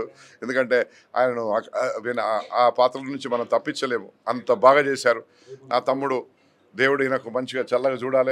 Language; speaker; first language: Telugu; native; Telugu